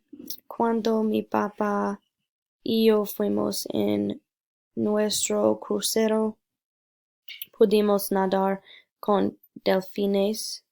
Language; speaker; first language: Spanish; non-native, learner; English